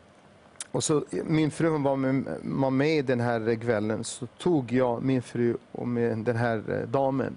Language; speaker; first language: Swedish; non-native, fluent; Arabic